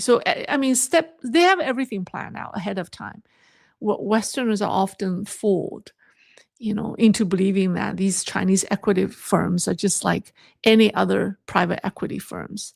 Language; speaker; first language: English; non-native, fluent; Chinese